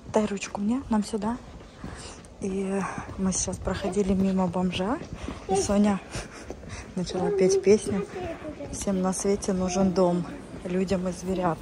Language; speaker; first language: Russian; native; Russian